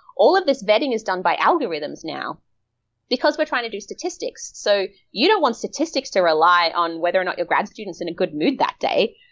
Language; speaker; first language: English; native; English